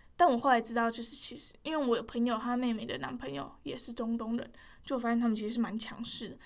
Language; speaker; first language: Chinese; native; Chinese